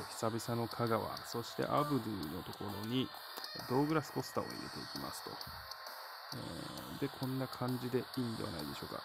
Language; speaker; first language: Japanese; native; Japanese